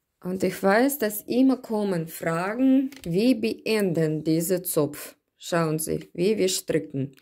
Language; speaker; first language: German; non-native, learner; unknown